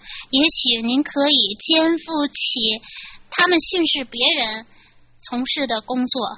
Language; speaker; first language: Chinese; native; Chinese